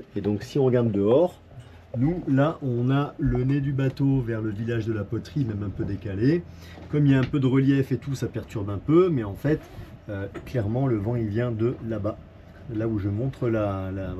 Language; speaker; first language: French; native; French